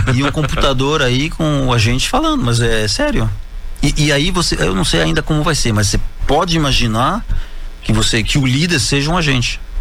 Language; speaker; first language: Portuguese; non-native, fluent; French